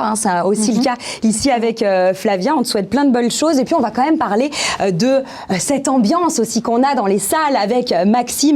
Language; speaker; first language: French; native; French